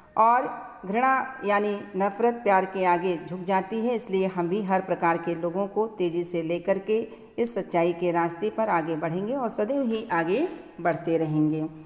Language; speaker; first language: Hindi; native; Hindi